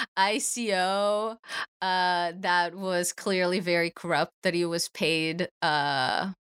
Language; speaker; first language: English; early bilingual, other home language; Russian